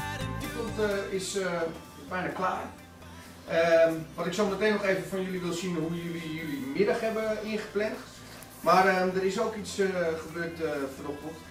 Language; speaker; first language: Dutch; native; Dutch